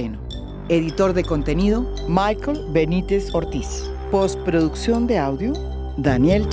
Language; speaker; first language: Spanish; native; Spanish